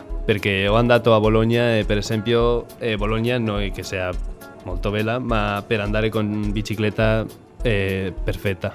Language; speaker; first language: Italian; non-native, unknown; Spanish